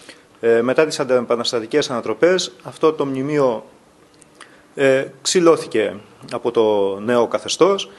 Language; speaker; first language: Greek; native; Greek